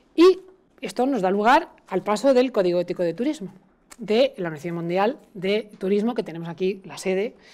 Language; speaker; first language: Spanish; native; Spanish